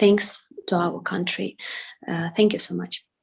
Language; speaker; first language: English; non-native, learner; Ukrainian